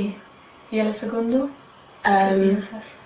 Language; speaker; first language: Spanish; non-native, learner; English